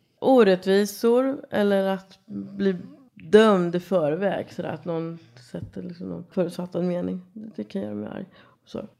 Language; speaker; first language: Swedish; native; Swedish